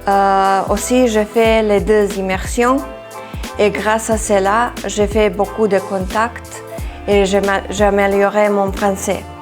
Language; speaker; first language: French; non-native, fluent; Serbian